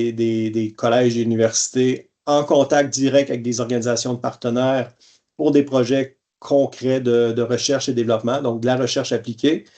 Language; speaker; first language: French; native; French